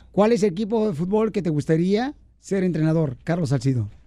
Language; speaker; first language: Spanish; native; Spanish